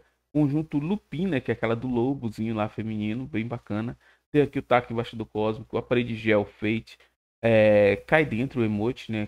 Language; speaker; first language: Portuguese; native; Portuguese